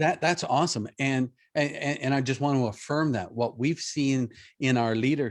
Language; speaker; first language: English; native; English